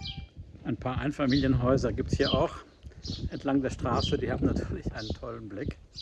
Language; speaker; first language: German; native; German